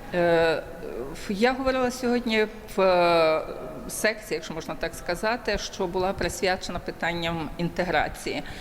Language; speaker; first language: Ukrainian; early bilingual, heritage; Ukrainian